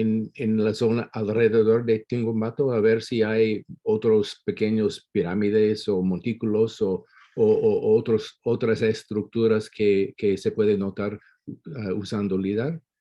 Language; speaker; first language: Spanish; non-native, fluent; English